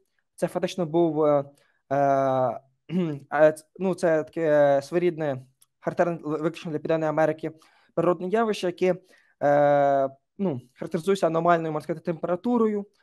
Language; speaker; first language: Ukrainian; native; Ukrainian